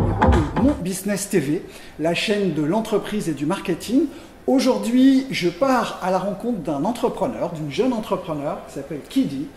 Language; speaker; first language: French; native; French